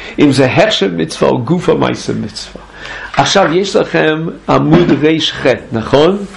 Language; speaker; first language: Hebrew; non-native, fluent; English